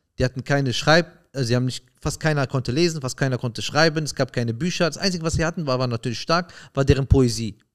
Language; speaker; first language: German; early bilingual, other home language; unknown